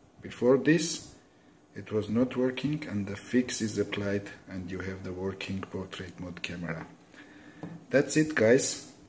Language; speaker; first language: English; non-native, fluent; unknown